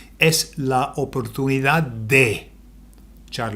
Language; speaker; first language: Spanish; non-native, fluent; English